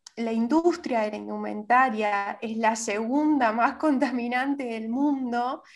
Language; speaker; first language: Spanish; native; Spanish